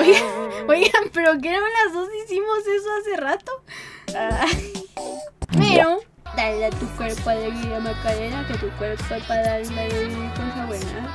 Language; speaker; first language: Spanish; native; Spanish